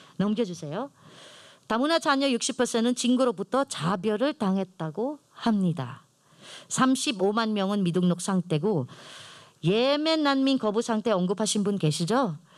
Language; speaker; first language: Korean; non-native, fluent; Filipino